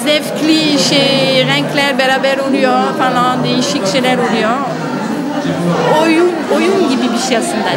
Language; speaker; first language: Turkish; non-native, learner; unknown